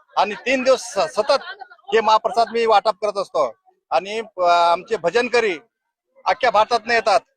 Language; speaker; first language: Marathi; non-native, local second language; Lambadi